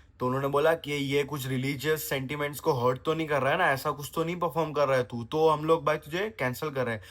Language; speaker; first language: Hindi; non-native, local second language; Gujarati